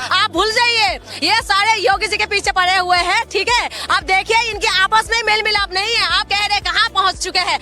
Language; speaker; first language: Hindi; non-native, local second language; Manipuri